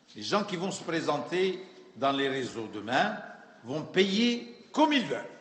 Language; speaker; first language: French; non-native, local second language; Arabic